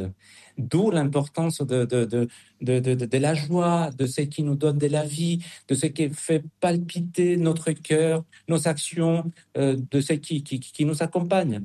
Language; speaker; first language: French; non-native, fluent; Spanish